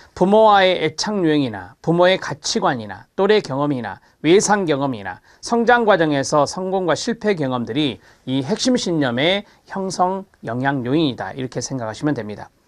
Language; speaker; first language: Korean; native; Korean